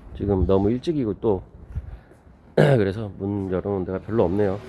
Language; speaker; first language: Korean; native; Korean